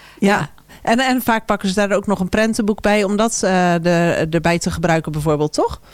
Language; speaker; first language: Dutch; native; Dutch